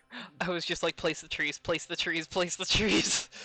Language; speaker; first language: English; native; English